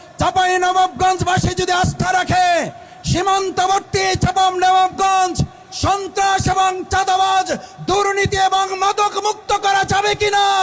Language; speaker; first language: Bangla; native; Bangla